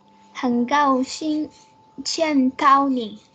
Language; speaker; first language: Chinese; non-native, learner; Malay